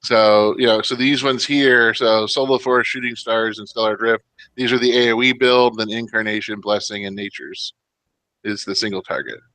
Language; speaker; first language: English; native; English